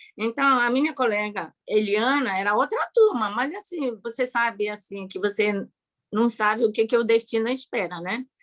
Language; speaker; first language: Portuguese; early bilingual, other home language; Japanese